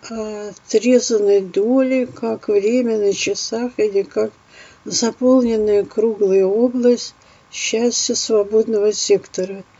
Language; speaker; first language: Russian; native; Russian